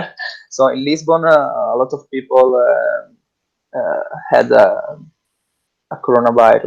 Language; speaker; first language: English; non-native, learner; Italian